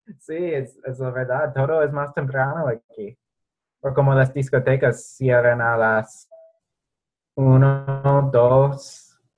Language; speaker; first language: Spanish; non-native, fluent; English